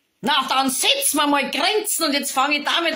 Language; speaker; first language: German; native; German